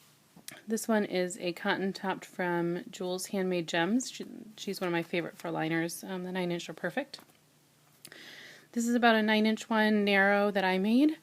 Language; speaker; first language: English; native; English